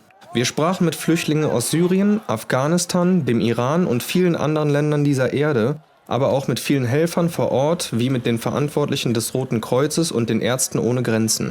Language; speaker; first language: German; native; German